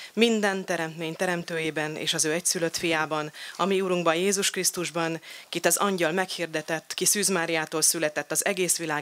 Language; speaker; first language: Hungarian; native; Hungarian